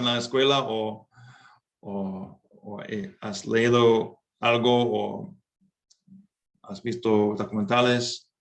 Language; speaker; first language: Spanish; non-native, fluent; English